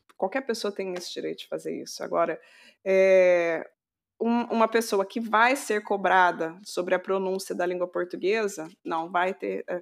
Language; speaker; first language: Portuguese; native; Portuguese